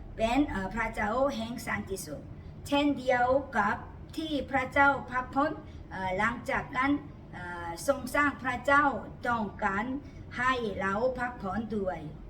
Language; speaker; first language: Thai; non-native, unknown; Korean